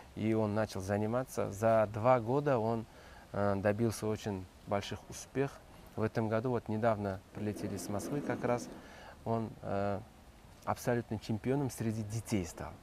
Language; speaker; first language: Russian; non-native, local second language; Uzbek